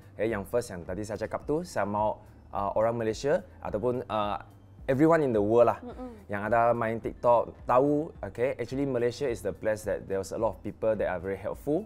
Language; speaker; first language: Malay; non-native, local second language; Chinese